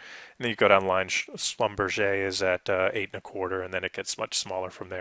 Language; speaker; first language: English; native; English